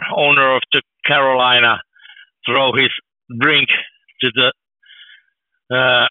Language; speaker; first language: English; non-native, fluent; Finnish